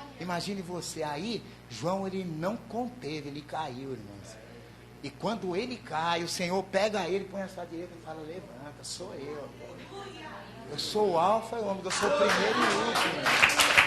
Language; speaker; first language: Portuguese; native; Portuguese